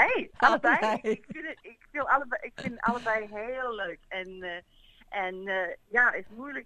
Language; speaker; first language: Dutch; early bilingual, heritage; English